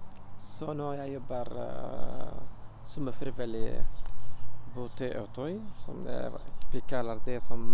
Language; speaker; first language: Norwegian; non-native, learner; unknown